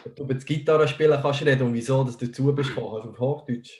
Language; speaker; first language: German; native; German